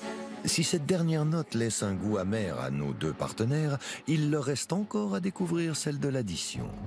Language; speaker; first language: French; native; French